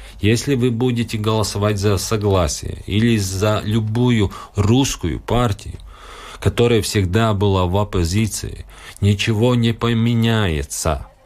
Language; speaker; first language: Russian; non-native, local second language; Latvian